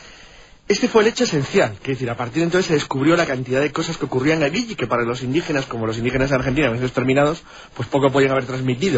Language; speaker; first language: Spanish; native; Spanish